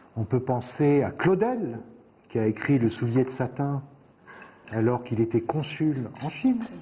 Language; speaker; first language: French; native; French